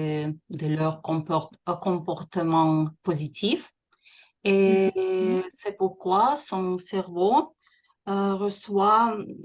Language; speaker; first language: French; non-native, learner; Russian